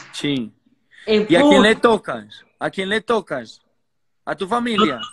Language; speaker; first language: Spanish; native; Spanish